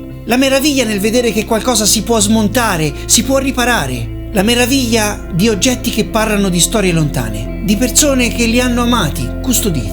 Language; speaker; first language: Italian; native; Italian